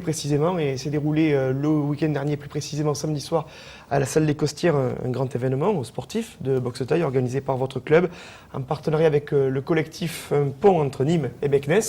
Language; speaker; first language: French; native; French